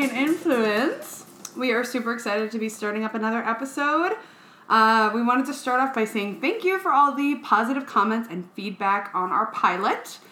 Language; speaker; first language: English; native; English